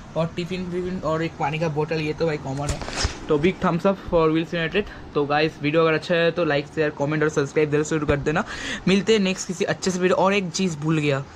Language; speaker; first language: Hindi; non-native, local second language; Bangla